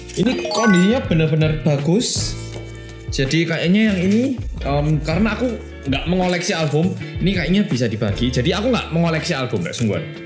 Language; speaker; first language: Indonesian; non-native, fluent; Korean